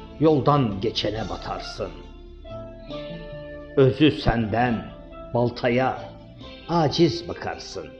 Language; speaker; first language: Turkish; native; Turkish